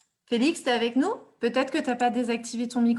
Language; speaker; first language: French; native; French